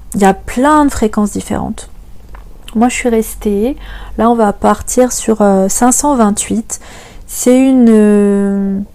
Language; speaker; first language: French; native; French